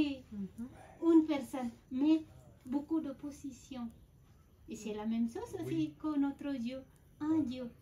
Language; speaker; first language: French; non-native, fluent; Balinese